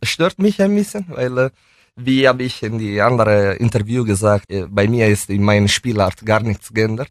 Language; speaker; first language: German; non-native, fluent; Italian